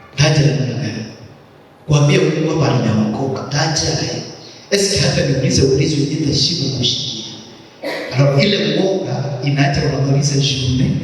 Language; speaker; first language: Swahili; native; Swahili